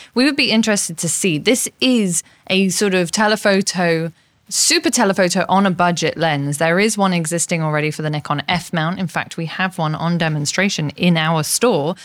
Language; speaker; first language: English; native; English